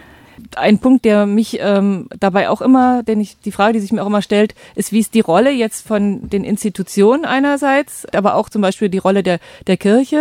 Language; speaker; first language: German; native; German